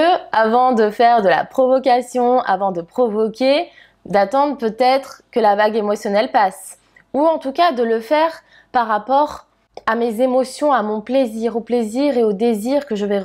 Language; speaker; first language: French; native; French